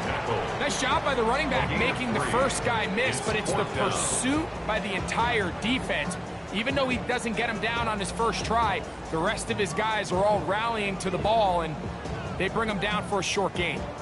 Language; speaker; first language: English; native; English